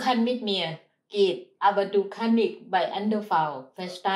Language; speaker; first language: German; non-native, learner; Thai